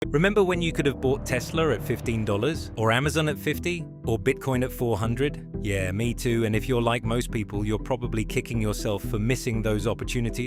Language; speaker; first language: English; native; English